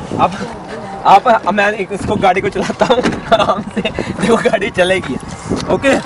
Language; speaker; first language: Hindi; non-native, local second language; Punjabi